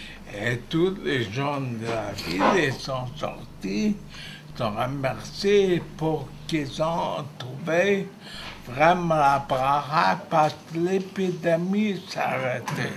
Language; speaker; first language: French; non-native, fluent; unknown